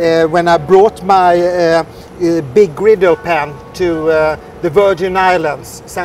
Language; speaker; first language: English; non-native, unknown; Swedish